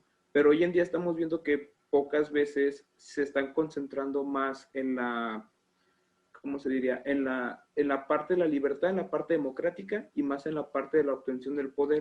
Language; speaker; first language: Spanish; native; Spanish